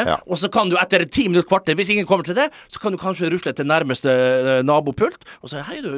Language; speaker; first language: Norwegian; early bilingual, other home language; Dutch